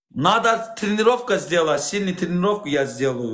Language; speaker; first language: Russian; non-native, learner; Azerbaijani